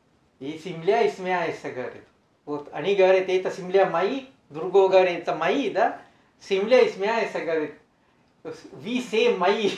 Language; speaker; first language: Russian; non-native, learner; Sinhala